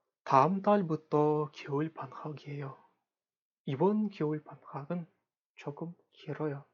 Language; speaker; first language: Korean; non-native, fluent; Kazakh